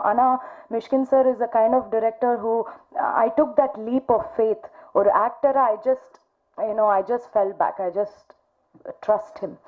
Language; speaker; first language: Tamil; non-native, fluent; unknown